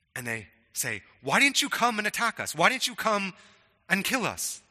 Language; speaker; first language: English; native; English